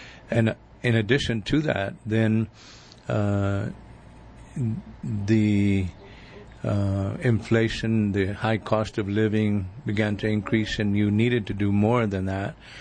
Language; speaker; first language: English; early bilingual, other home language; Spanish